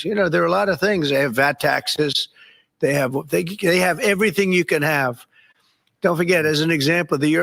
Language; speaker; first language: English; native; English